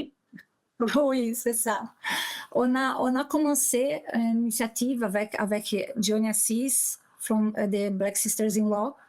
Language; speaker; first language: French; non-native, learner; Portuguese